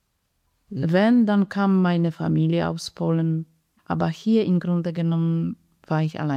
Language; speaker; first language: German; non-native, fluent; Polish